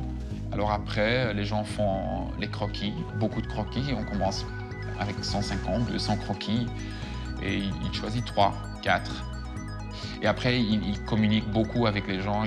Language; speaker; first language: French; non-native, fluent; Dutch